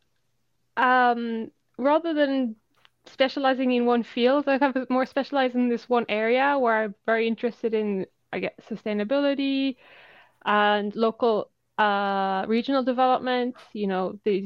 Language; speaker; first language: English; native; English